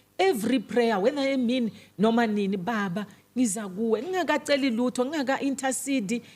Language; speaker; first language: Zulu; non-native, local second language; Tsonga